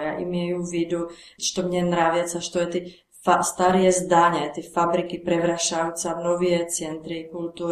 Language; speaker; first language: Russian; non-native, learner; Czech